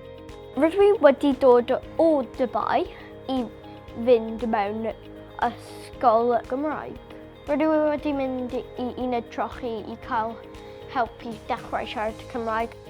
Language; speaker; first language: Welsh; non-native, learner; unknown